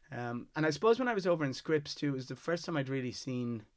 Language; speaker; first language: English; native; English